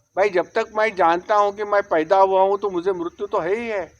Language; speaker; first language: Hindi; non-native, local second language; Marathi